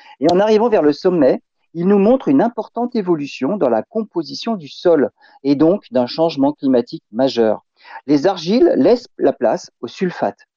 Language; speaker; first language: French; native; French